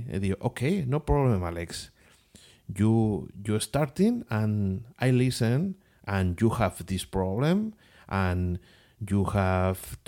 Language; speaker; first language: English; non-native, learner; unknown